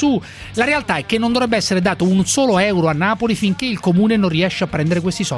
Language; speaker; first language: Italian; native; Italian